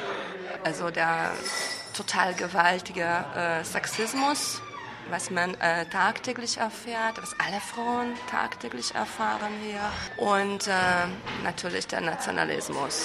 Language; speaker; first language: German; non-native, fluent; Hungarian